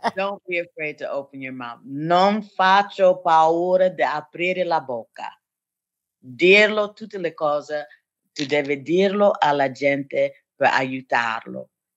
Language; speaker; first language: Italian; non-native, learner; English